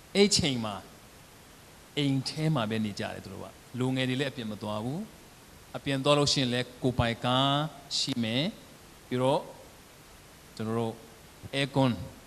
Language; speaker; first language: Burmese; non-native, local second language; Tedim Chin